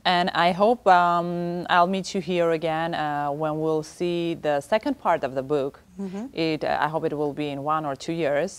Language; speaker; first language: English; non-native, learner; Armenian